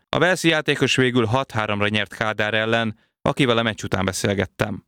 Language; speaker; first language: Hungarian; native; Hungarian